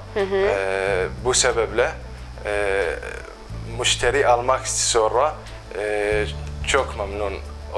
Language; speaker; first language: Turkish; non-native, local second language; Arabic